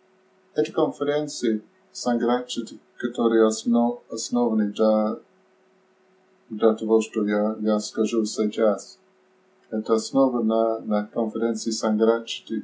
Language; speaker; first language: Russian; non-native, fluent; English